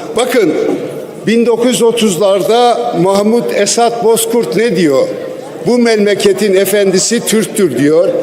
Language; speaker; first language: Turkish; non-native, local second language; Kurdish